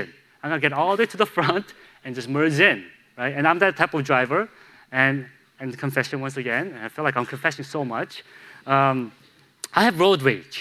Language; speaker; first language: English; native; English